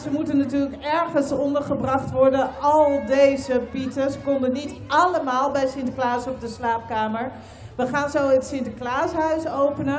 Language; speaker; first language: Dutch; native; Dutch